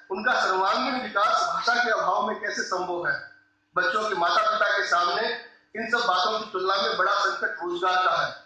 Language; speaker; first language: Hindi; non-native, local second language; Rajasthani